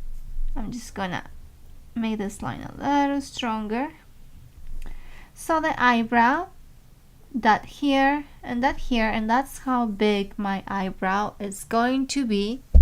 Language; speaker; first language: English; non-native, fluent; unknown